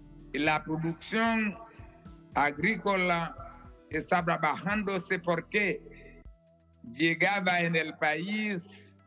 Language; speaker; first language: Spanish; non-native, fluent; Haitian Creole